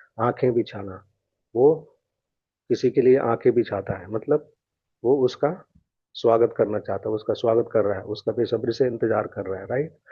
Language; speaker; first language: Hindi; native; Hindi